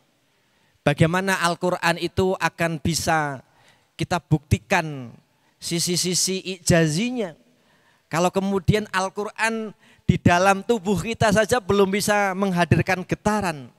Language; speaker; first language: Indonesian; native; Indonesian